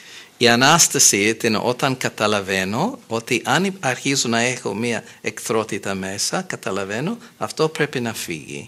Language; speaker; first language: Greek; non-native, fluent; English